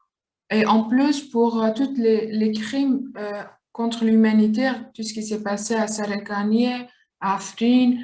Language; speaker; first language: French; non-native, learner; Kurdish